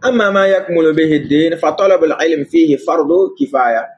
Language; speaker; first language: Arabic; non-native, fluent; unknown